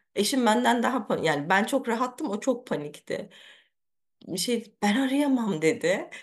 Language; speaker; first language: Turkish; early bilingual, heritage; Turkish